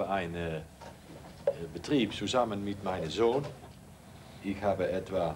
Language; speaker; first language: German; non-native, learner; Dutch